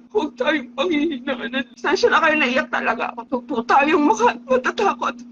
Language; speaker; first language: Filipino; native; Filipino